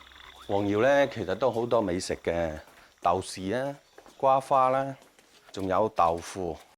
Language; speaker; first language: Chinese; native; Chinese